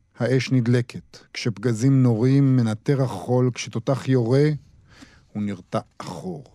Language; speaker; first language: Hebrew; native; Hebrew